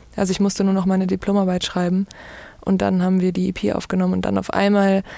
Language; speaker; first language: German; native; German